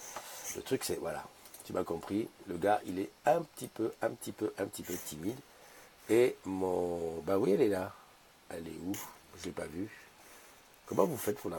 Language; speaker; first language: French; native; French